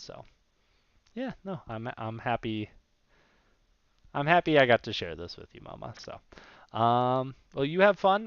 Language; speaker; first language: English; native; English